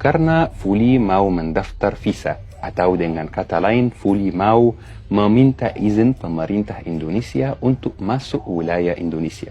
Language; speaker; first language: Indonesian; non-native, fluent; Arabic